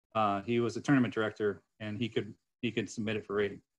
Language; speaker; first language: English; native; English